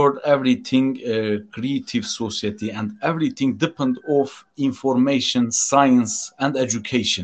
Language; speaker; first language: English; non-native, fluent; Turkish